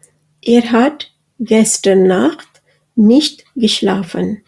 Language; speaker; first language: German; non-native, fluent; Urdu